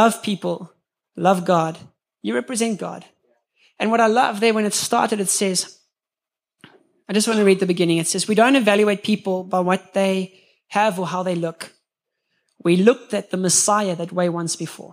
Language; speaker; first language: English; native; English